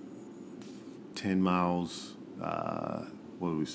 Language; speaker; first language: English; native; English